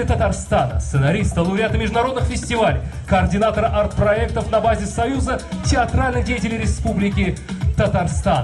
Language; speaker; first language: Russian; native; Russian